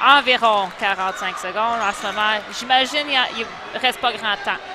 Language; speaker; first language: French; native; French